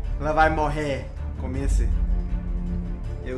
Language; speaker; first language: Portuguese; non-native, learner; Spanish